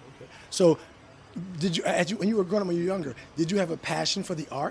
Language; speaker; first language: English; native; English